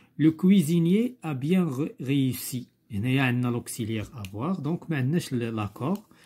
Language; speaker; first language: French; non-native, local second language; Arabic